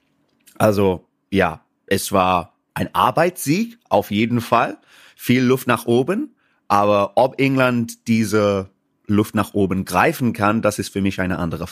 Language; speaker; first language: German; non-native, fluent; English